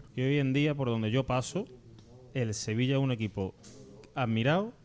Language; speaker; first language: Spanish; native; Spanish